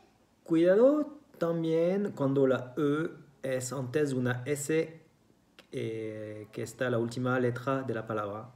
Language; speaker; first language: Spanish; non-native, fluent; French